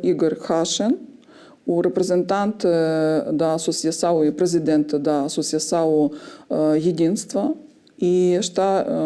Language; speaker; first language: Portuguese; non-native, fluent; Ukrainian